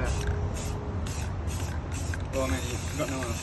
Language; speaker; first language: English; native; English